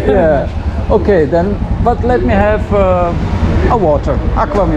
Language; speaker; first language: English; non-native, fluent; German